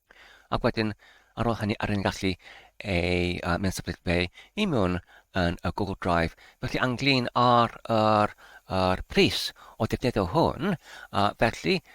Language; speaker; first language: Welsh; non-native, learner; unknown